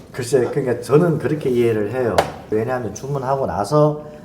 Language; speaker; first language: Korean; early bilingual, heritage; Korean